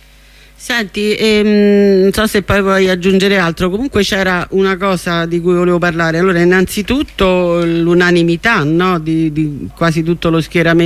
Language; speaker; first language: Italian; native; Italian